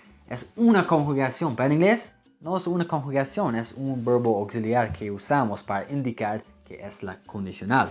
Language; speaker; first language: Spanish; non-native, fluent; English